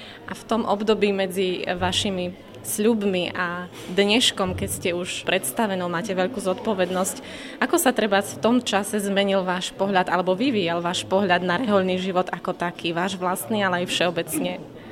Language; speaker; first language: Slovak; native; Slovak